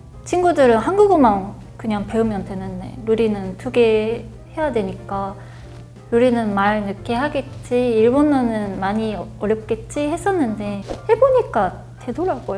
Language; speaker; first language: Korean; non-native, fluent; Japanese